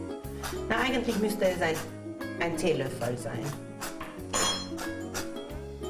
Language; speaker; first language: German; non-native, local second language; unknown